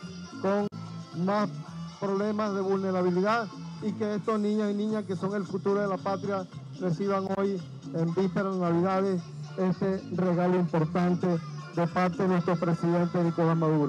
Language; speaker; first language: Spanish; native; Spanish